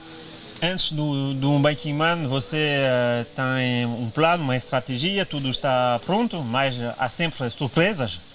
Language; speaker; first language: Portuguese; non-native, fluent; French